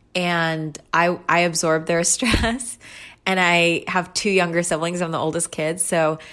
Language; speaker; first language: English; early bilingual, other home language; Urdu